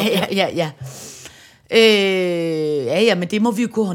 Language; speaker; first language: Danish; native; Danish